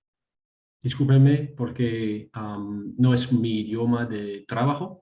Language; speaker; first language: Spanish; non-native, fluent; French